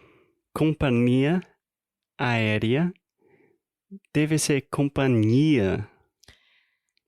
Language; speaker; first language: Portuguese; non-native, fluent; English